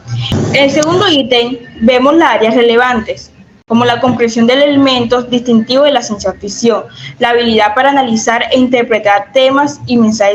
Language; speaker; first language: Spanish; native; Spanish